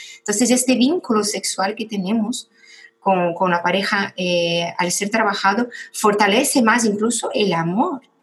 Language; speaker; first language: Spanish; non-native, fluent; Portuguese